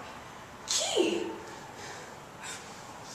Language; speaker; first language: French; non-native, learner; English